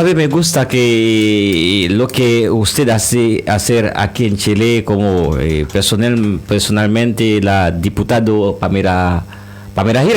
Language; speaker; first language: Spanish; non-native, learner; Haitian Creole